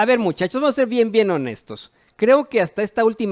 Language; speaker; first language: Spanish; native; Spanish